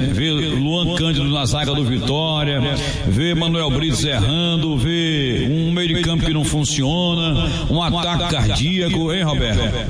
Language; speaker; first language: Portuguese; native; Portuguese